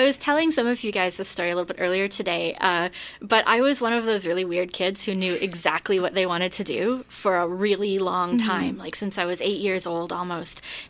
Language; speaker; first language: English; native; English